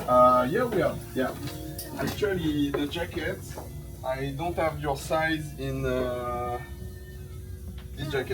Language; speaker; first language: English; non-native, fluent; French